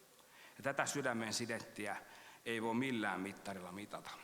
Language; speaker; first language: Finnish; native; Finnish